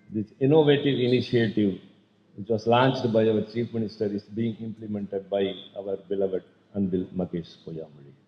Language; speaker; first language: English; non-native, local second language; Tamil